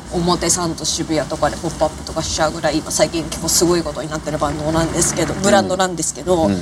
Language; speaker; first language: Japanese; early bilingual, heritage; Japanese